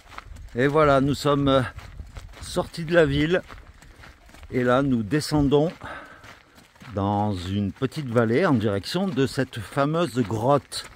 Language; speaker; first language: French; native; French